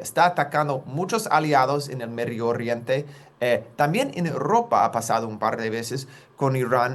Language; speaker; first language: Spanish; non-native, fluent; English